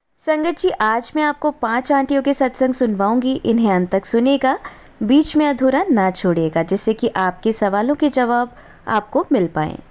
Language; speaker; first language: Hindi; native; Hindi